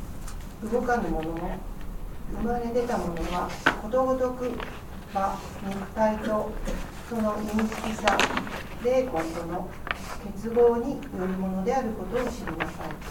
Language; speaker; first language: Japanese; native; Japanese